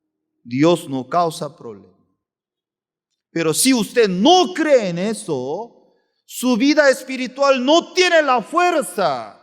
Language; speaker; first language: Spanish; non-native, fluent; Korean